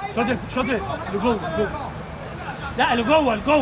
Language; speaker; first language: Arabic; native; Arabic